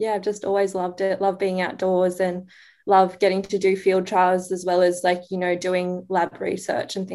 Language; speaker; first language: English; native; English